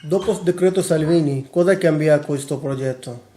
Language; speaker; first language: Italian; non-native, learner; Urdu